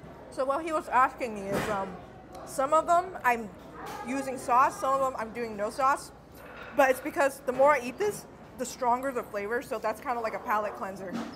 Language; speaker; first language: English; early bilingual, other home language; Chinese